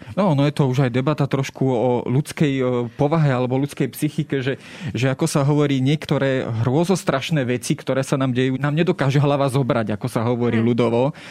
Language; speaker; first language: Slovak; native; Slovak